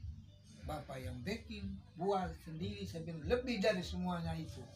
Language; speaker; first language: Indonesian; non-native, local second language; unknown